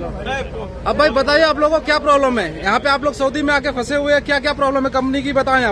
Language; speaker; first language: Hindi; native; Hindi